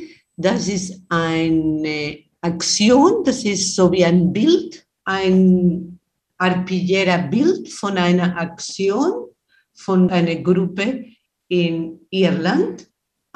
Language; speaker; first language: German; non-native, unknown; Spanish